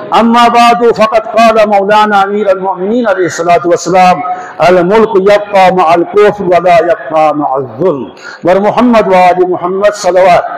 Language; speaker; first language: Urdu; non-native, local second language; Balti